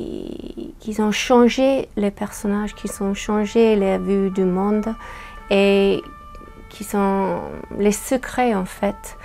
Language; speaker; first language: French; non-native, fluent; English